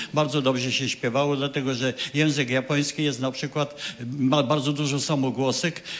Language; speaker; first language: Polish; native; Polish